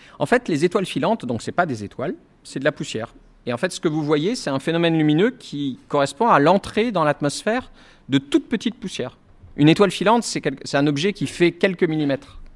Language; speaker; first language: French; native; French